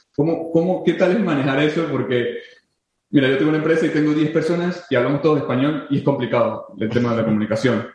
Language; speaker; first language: Spanish; native; Spanish